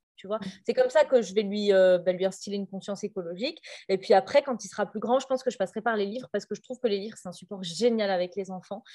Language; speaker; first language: French; native; French